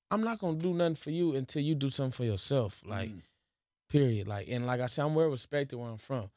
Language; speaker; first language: English; native; English